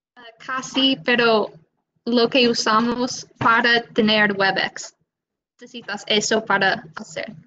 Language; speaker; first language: Spanish; non-native, fluent; English